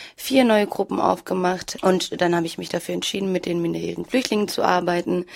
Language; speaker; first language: German; early bilingual, other home language; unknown